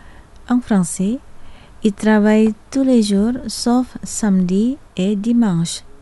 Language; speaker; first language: French; non-native, fluent; Indonesian